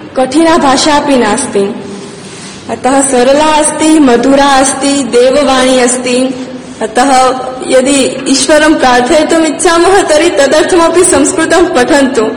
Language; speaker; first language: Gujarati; non-native, local second language; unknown